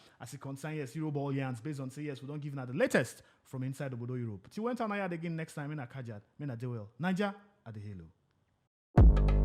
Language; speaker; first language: Nigerian Pidgin; non-native, local second language; Igbo